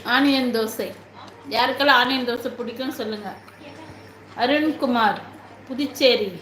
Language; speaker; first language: Tamil; non-native, local second language; Telugu